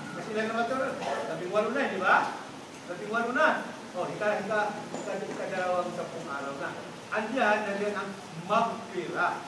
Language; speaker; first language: Filipino; non-native, local second language; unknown